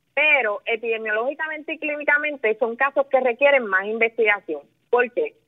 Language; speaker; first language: Spanish; native; Spanish